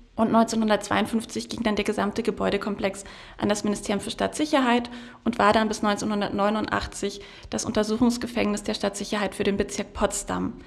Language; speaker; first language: German; native; German